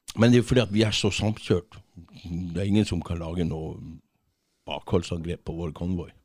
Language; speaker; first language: Norwegian; native; Norwegian